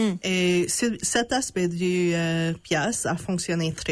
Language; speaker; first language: French; non-native, local second language; English